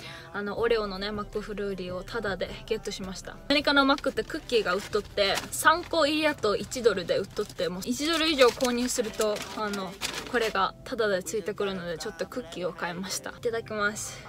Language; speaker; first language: Japanese; native; Japanese